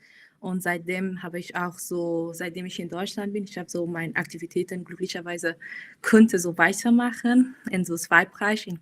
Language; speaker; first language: German; non-native, fluent; Persian